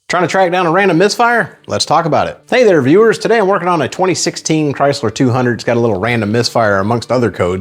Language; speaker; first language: English; native; English